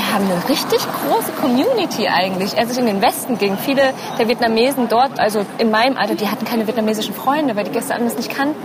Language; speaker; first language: German; early bilingual, other home language; Vietnamese